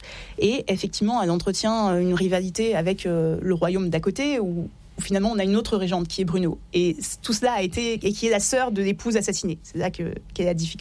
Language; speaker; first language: French; native; French